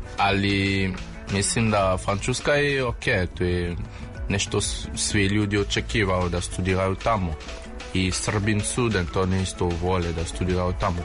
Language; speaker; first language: Serbian; non-native, learner; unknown